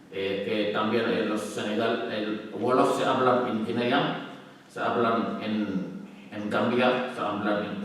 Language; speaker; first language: Spanish; non-native, learner; Wolof